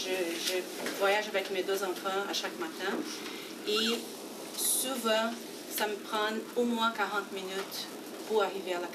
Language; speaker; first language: French; non-native, fluent; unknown